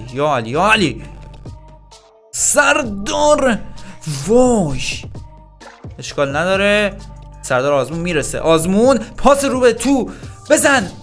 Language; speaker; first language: Persian; native; Persian